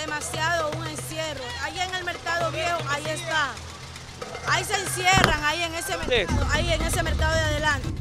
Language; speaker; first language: Spanish; native; Spanish